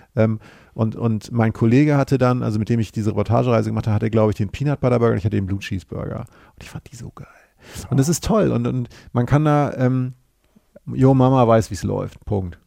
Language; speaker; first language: German; native; German